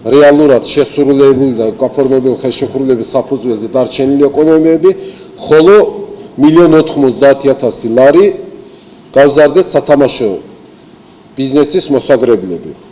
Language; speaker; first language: Georgian; non-native, local second language; Azerbaijani